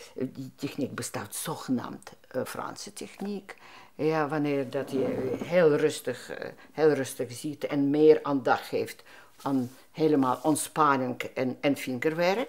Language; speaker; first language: Dutch; non-native, fluent; Russian